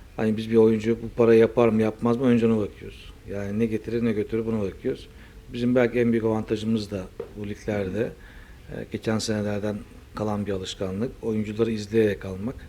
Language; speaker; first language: Turkish; native; Turkish